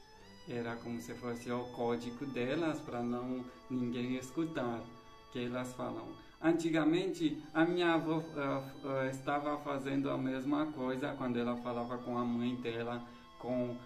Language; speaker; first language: Portuguese; non-native, fluent; Romanian